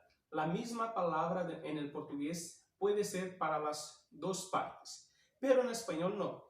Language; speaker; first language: Spanish; non-native, fluent; Portuguese